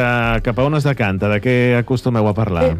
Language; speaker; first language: Catalan; native; Catalan